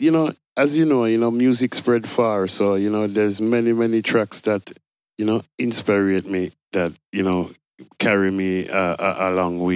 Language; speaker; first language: English; native; English